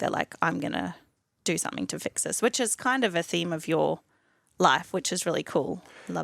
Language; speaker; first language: English; native; English